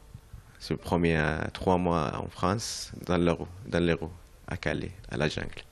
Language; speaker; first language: French; non-native, learner; Arabic